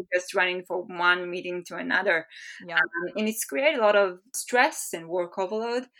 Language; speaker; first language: English; non-native, fluent; Hebrew